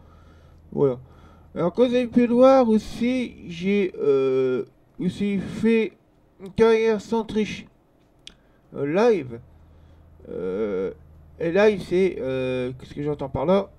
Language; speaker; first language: French; native; French